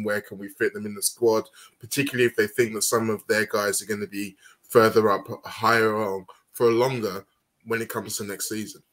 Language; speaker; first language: English; native; English